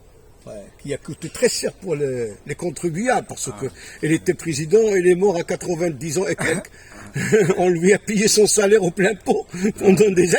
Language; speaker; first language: French; native; French